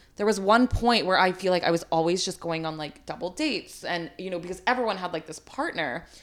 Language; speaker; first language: English; early bilingual, other home language; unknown